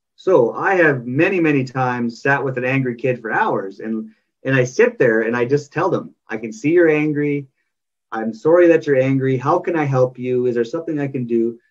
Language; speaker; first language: English; native; English